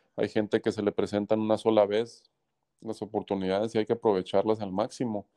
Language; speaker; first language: Spanish; native; Spanish